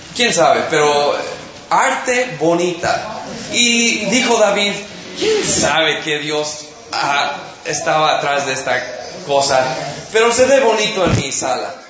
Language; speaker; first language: Spanish; non-native, fluent; English